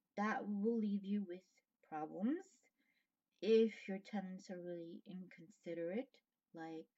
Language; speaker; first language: English; native; English